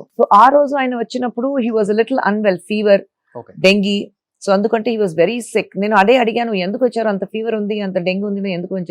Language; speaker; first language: Telugu; non-native, fluent; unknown